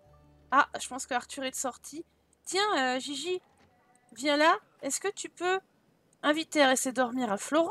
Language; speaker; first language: French; native; French